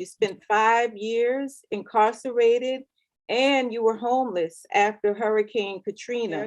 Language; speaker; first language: English; native; English